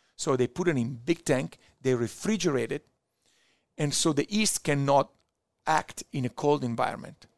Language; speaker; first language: English; non-native, fluent; Italian